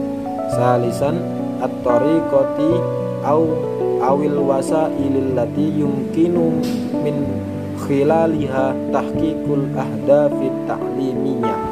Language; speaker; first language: Arabic; non-native, learner; Indonesian